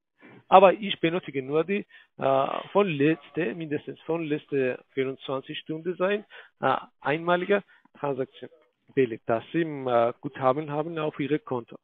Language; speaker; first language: German; non-native, fluent; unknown